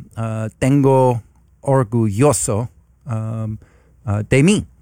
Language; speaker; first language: Spanish; non-native, learner; English